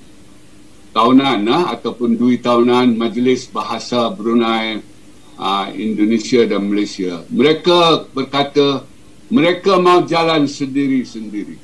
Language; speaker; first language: Malay; native; Malay